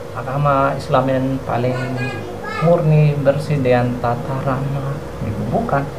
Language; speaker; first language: Indonesian; non-native, fluent; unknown